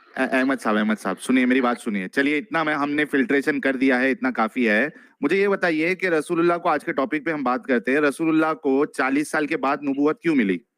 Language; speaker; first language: Hindi; native; Hindi